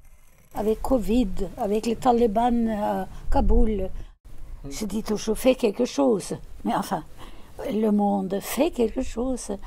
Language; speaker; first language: French; non-native, fluent; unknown